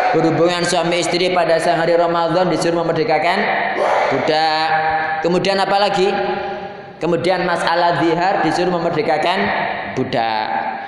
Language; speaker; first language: Indonesian; non-native, local second language; Javanese